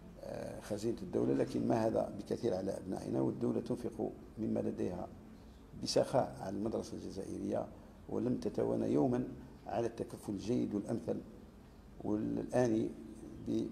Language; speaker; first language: Arabic; native; Arabic